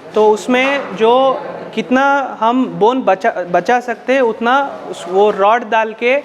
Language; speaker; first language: Hindi; non-native, local second language; Telugu